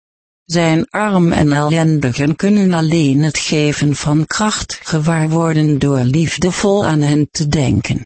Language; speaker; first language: Dutch; native; Dutch